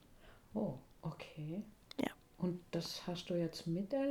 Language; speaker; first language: German; native; German